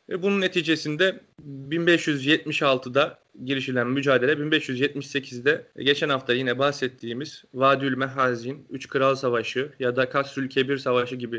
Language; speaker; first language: Turkish; native; Turkish